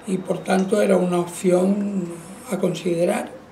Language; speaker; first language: Spanish; non-native, local second language; Catalan